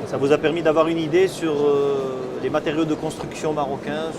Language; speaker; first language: French; non-native, local second language; Arabic